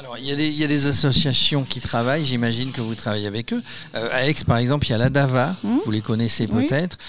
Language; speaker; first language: French; native; French